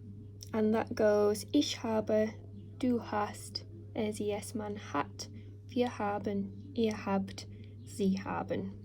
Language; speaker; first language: German; non-native, fluent; English